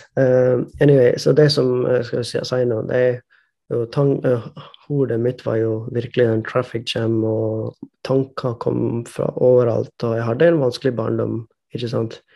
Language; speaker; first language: Norwegian; non-native, fluent; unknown